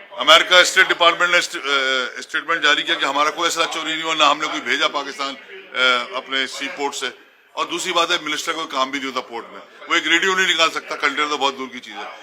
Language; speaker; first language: Urdu; native; Urdu